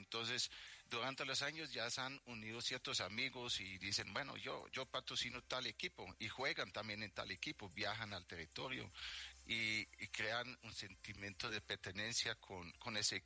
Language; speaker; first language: Spanish; native; Spanish